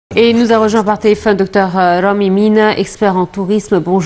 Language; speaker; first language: French; non-native, fluent; Arabic